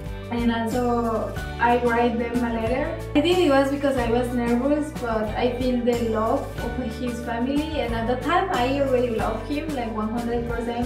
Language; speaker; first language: English; non-native, learner; Spanish